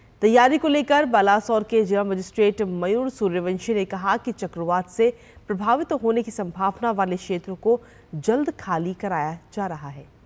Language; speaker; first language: Hindi; native; Hindi